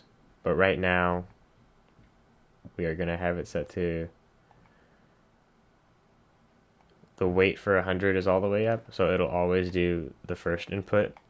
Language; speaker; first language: English; native; English